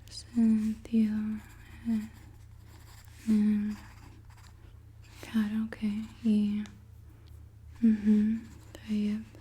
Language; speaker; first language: Spanish; non-native, learner; English